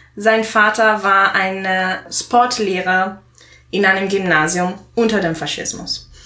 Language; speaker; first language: German; non-native, fluent; Italian